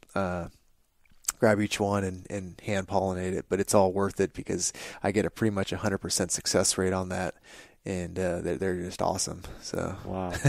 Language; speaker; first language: English; native; English